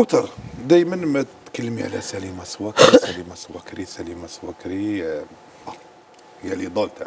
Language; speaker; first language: Arabic; native; Arabic